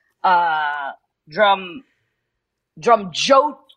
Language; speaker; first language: English; native; English